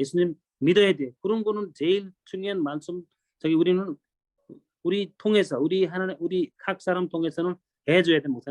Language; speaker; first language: Korean; non-native, learner; Nepali